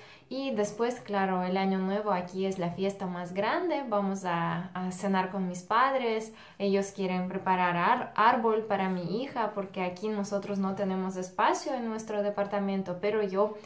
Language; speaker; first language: Spanish; non-native, fluent; Russian